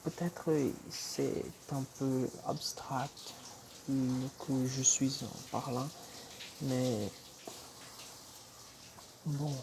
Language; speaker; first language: French; non-native, fluent; Portuguese